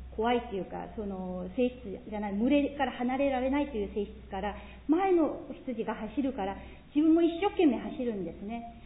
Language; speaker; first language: Japanese; non-native, fluent; Korean